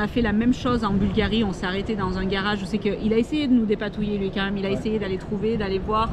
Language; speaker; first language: French; native; French